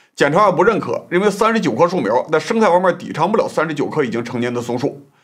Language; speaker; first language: Chinese; native; Chinese